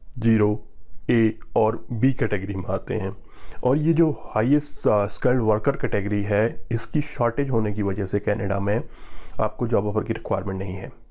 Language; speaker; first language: Hindi; native; Hindi